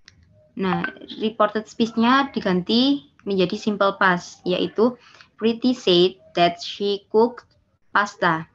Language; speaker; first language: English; non-native, learner; Indonesian